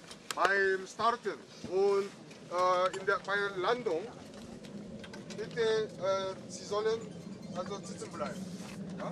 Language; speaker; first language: German; native; German